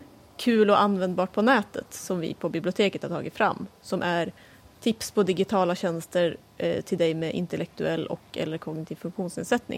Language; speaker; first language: Swedish; native; Swedish